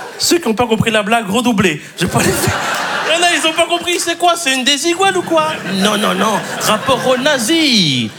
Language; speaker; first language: French; native; French